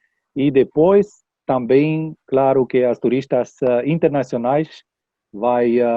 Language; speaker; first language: Portuguese; non-native, learner; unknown